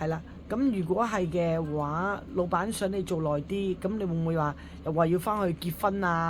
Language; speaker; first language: Cantonese; native; Cantonese